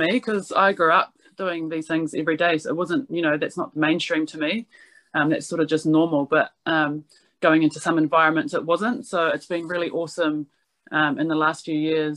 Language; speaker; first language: English; non-native, local second language; Māori